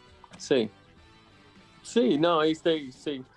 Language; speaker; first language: Spanish; non-native, fluent; English